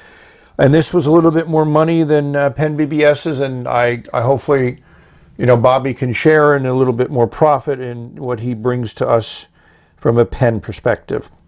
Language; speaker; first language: English; native; English